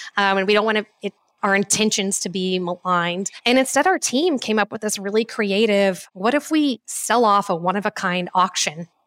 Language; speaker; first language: English; native; English